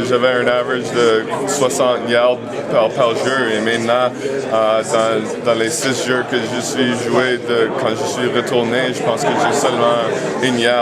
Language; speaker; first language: French; non-native, local second language; English